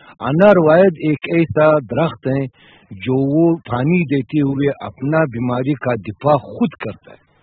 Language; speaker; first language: Urdu; non-native, local second language; Pashto